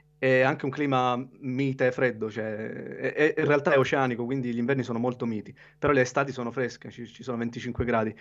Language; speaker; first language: Italian; native; Italian